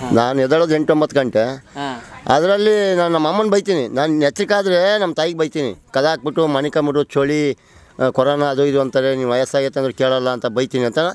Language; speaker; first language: Kannada; native; Kannada